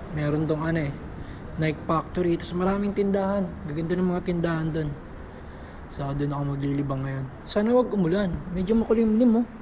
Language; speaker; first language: Filipino; native; Filipino